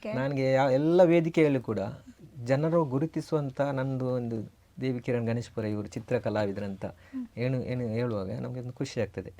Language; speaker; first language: Kannada; non-native, local second language; Tulu